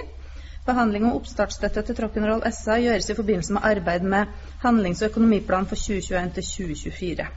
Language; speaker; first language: Norwegian; native; Norwegian